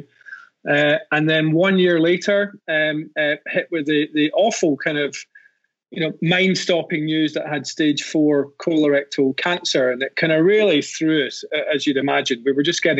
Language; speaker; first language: English; native; English